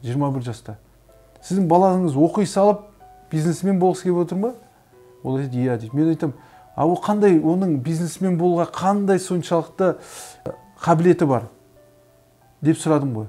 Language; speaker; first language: Kazakh; native; Kazakh